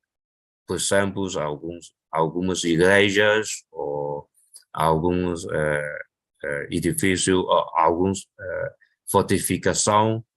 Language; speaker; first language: Portuguese; non-native, local second language; Chinese